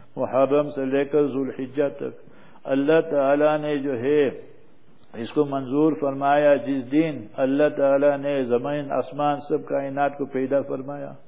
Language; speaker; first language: Urdu; non-native, fluent; English